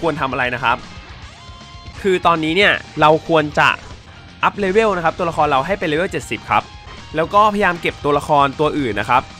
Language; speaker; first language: Thai; native; Thai